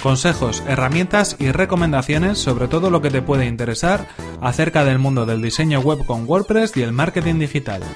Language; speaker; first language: Spanish; native; Spanish